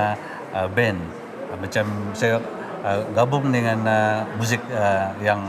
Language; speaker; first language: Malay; non-native, local second language; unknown